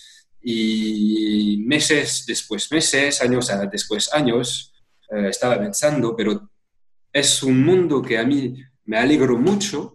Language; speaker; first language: Spanish; non-native, fluent; French